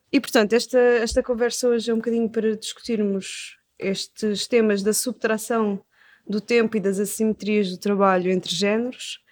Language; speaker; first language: Portuguese; native; Portuguese